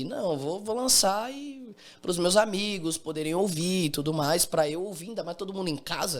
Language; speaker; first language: Portuguese; native; Portuguese